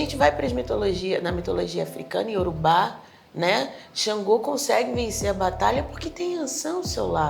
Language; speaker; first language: Portuguese; native; Portuguese